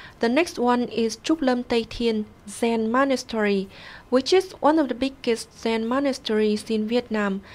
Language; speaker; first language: English; non-native, fluent; Vietnamese